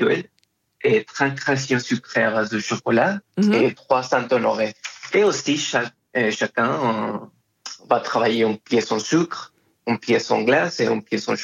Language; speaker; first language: French; non-native, fluent; Spanish